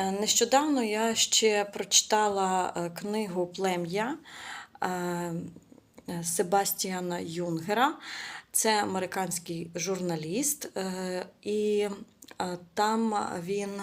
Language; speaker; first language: Ukrainian; native; Ukrainian